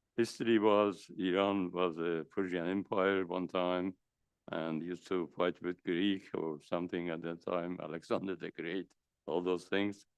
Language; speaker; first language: English; non-native, fluent; Persian